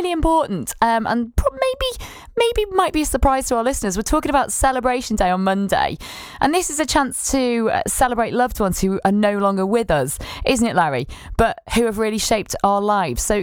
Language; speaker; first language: English; native; English